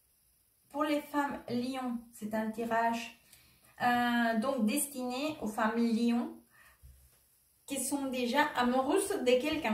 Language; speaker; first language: French; non-native, fluent; Spanish